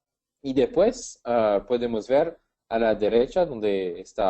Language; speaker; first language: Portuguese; non-native, learner; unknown